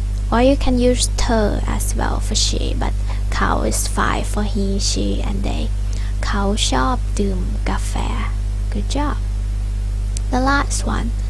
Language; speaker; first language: English; non-native, fluent; Thai